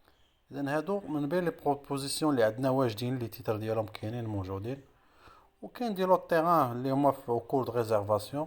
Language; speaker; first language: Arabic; native; Arabic